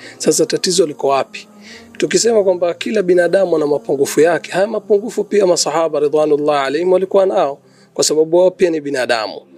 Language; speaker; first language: Swahili; native; Swahili